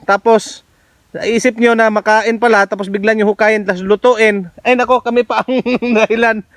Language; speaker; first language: Filipino; non-native, local second language; Cebuano